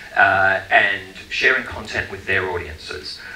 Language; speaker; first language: English; native; English